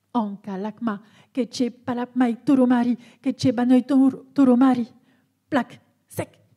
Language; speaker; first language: French; native; French